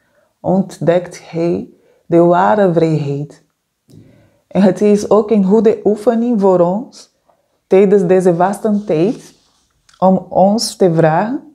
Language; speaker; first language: Dutch; non-native, fluent; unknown